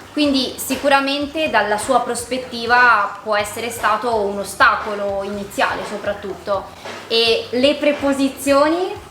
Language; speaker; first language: Italian; native; Italian